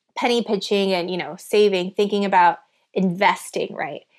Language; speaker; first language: English; early bilingual, other home language; Chinese